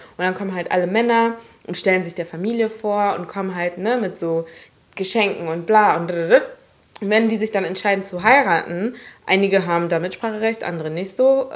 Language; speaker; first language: German; early bilingual, other home language; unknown